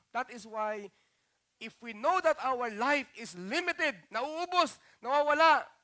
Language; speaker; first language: English; non-native, local second language; Filipino